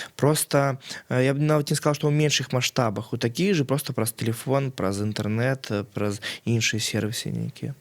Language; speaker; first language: Belarusian; non-native, local second language; Russian